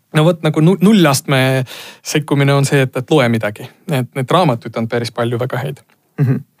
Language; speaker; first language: Estonian; non-native, local second language; Russian